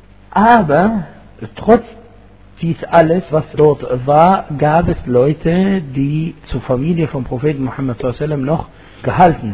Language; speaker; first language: German; non-native, fluent; Arabic